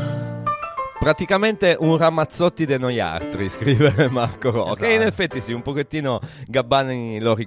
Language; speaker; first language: Italian; native; Italian